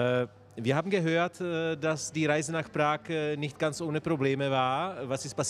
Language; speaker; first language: German; non-native, local second language; Czech